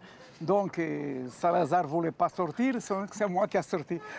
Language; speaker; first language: French; non-native, fluent; Portuguese